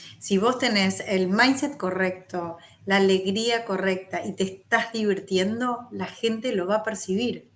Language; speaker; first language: Spanish; native; Spanish